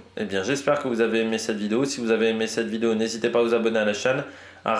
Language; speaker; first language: French; native; French